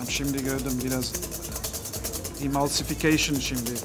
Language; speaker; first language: Turkish; non-native, learner; English